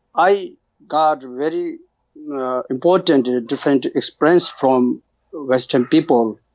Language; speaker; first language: English; non-native, learner; Tibetan